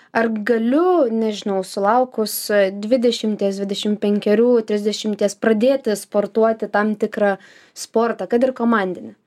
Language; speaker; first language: Lithuanian; native; Lithuanian